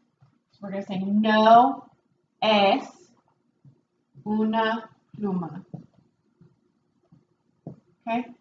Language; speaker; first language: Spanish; non-native, fluent; English